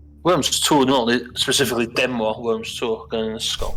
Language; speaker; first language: Welsh; native; Welsh